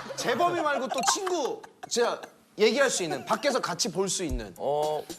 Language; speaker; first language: Korean; native; Korean